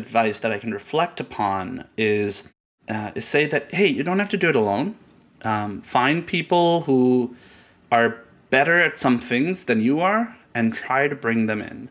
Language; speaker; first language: English; non-native, local second language; Urdu